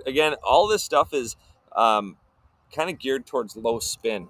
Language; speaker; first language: English; native; English